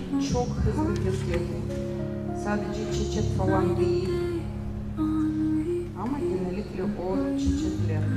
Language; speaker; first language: Turkish; non-native, learner; Russian